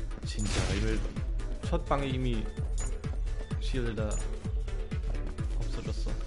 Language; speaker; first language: Korean; non-native, fluent; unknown